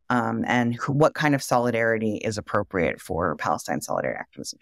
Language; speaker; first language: English; native; English